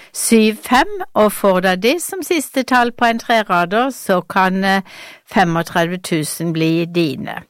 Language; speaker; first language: Norwegian; native; Norwegian